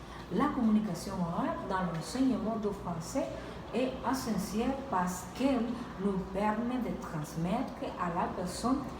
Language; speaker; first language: French; non-native, learner; Spanish